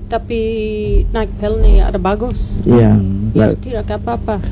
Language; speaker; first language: Indonesian; non-native, learner; English